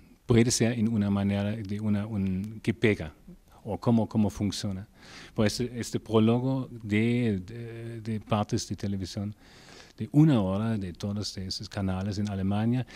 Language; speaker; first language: Spanish; non-native, learner; German